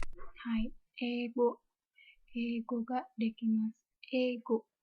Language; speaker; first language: Japanese; non-native, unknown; Indonesian